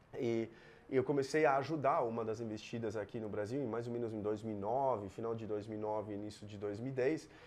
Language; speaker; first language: Portuguese; non-native, fluent; German